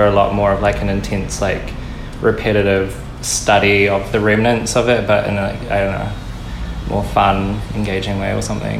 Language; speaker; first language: English; native; English